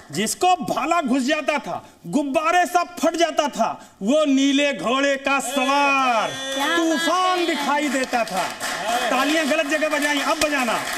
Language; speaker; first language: Hindi; native; Hindi